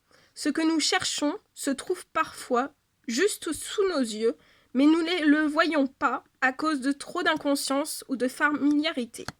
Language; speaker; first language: French; native; French